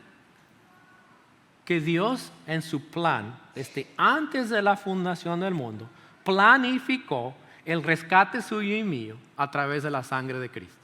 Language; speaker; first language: Spanish; native; Spanish